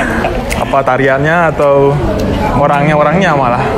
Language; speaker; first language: Indonesian; native; Indonesian